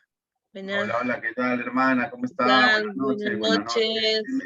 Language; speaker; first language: Spanish; native; Spanish